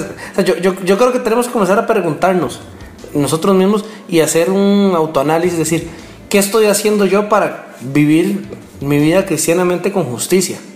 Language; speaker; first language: Spanish; native; Spanish